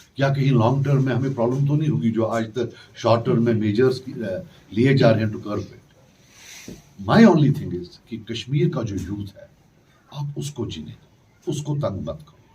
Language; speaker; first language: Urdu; non-native, local second language; Kashmiri